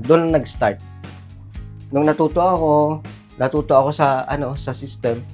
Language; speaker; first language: Filipino; non-native, local second language; Iloko